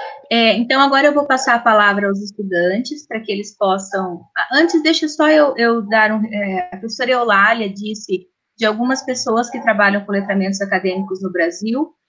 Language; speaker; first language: Portuguese; native; Portuguese